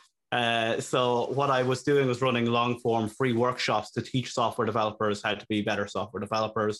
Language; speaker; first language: English; native; English